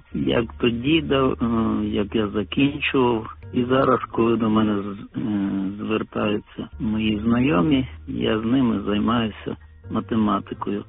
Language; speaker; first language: Ukrainian; native; Ukrainian